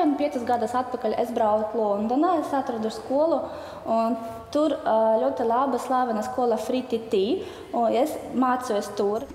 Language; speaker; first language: Latvian; non-native, local second language; Russian